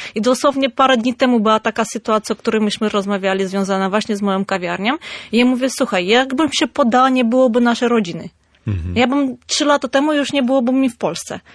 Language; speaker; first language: Polish; non-native, fluent; Armenian